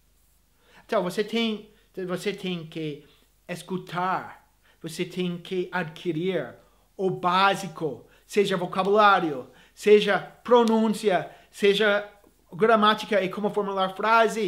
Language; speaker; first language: Portuguese; non-native, fluent; English